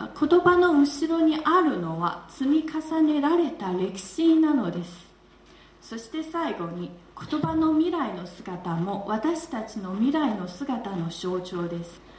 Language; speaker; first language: Japanese; non-native, fluent; Chinese